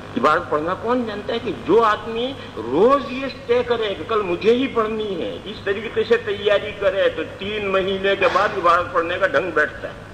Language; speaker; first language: Urdu; non-native, local second language; Gujarati